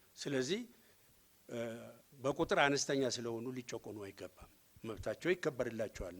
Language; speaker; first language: Amharic; non-native, local second language; Oromo